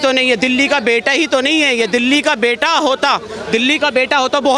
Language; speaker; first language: Hindi; native; Hindi